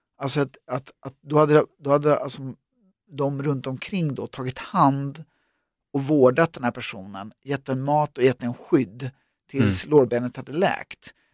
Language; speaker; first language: Swedish; native; Swedish